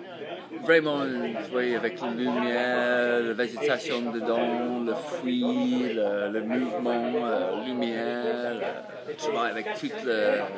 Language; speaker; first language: French; non-native, fluent; English